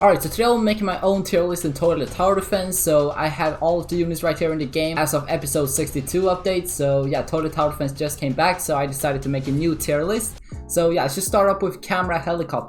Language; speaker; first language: English; native; English